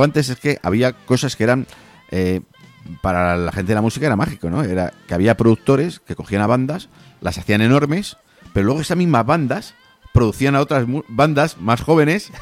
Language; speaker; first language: Spanish; native; Spanish